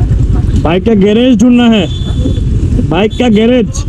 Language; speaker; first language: Hindi; non-native, learner; Bangla